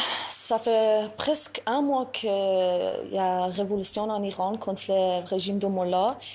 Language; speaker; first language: French; non-native, learner; Persian